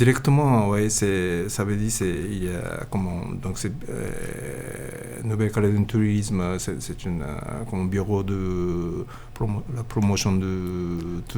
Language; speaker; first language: French; non-native, learner; Japanese